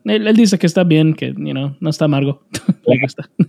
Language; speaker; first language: Spanish; non-native, learner; English